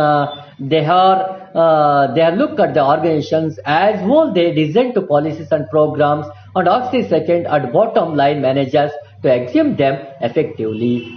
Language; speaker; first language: English; non-native, local second language; Kannada